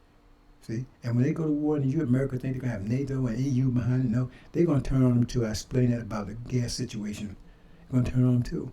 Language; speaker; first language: English; native; English